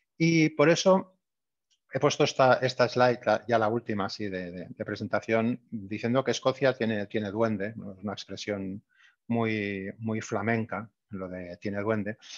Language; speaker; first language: Spanish; native; Spanish